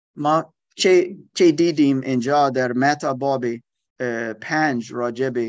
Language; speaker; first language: Persian; non-native, learner; German